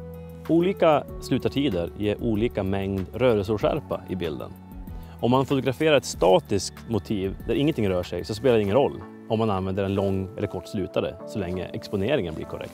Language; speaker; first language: Swedish; native; Swedish